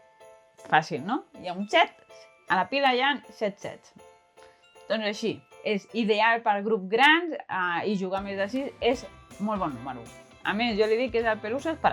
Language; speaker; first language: Catalan; native; Catalan